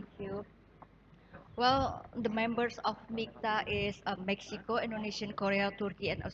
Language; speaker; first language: English; non-native, learner; Indonesian